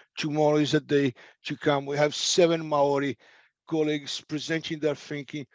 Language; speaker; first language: English; non-native, fluent; Portuguese